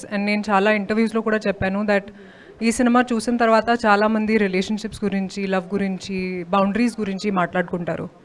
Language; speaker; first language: Telugu; non-native, local second language; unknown